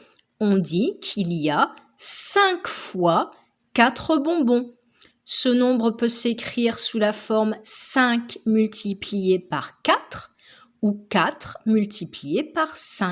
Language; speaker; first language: French; native; French